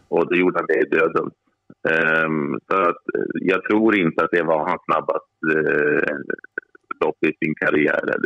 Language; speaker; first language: Swedish; native; Swedish